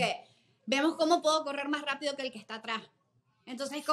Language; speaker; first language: Spanish; native; Spanish